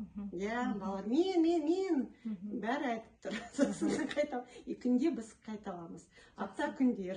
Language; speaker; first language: Kazakh; non-native, local second language; Russian